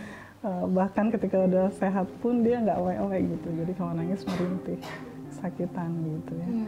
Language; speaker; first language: Indonesian; native; Indonesian